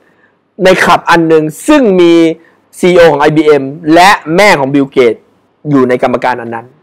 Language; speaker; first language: Thai; native; Thai